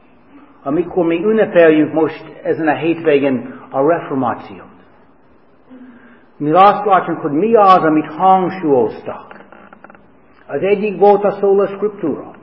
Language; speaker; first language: Hungarian; non-native, fluent; English